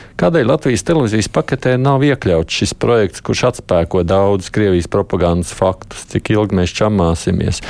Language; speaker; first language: Latvian; native; Latvian